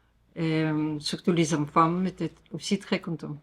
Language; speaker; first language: French; non-native, learner; Ukrainian